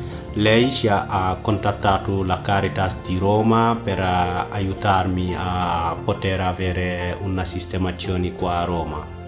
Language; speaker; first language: Italian; non-native, fluent; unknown